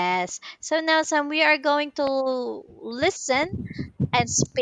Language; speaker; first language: English; non-native, local second language; Filipino